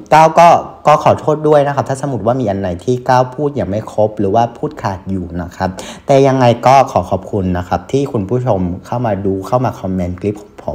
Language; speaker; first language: Thai; non-native, fluent; Vietnamese